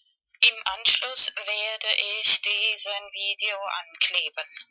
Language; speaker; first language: German; non-native, fluent; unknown